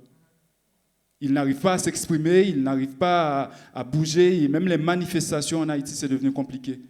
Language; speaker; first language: French; non-native, local second language; Haitian Creole